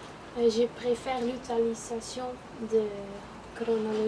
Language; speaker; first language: French; non-native, learner; Dutch